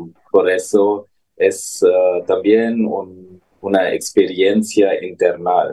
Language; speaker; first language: Spanish; non-native, learner; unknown